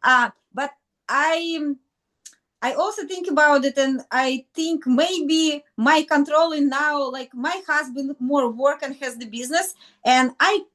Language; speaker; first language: English; non-native, learner; Russian